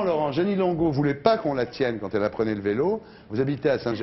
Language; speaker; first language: French; native; French